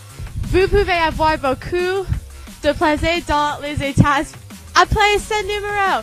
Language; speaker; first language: French; non-native, learner; English